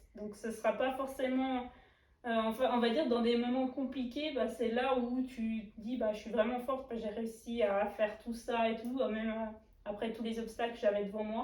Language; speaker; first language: French; native; French